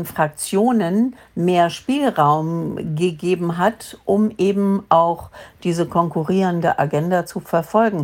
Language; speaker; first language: German; native; German